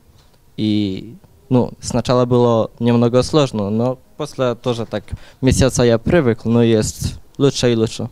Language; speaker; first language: Russian; non-native, learner; Polish